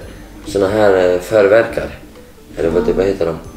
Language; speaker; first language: Swedish; non-native, learner; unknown